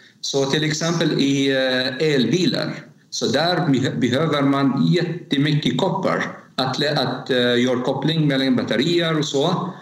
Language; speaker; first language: Swedish; non-native, learner; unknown